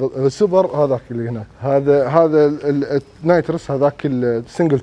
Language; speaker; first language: Arabic; native; Arabic